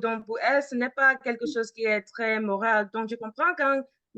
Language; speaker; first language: French; early bilingual, heritage; French